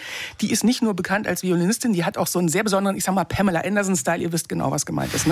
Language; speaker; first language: German; native; German